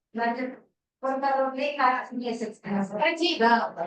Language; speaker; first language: Russian; non-native, fluent; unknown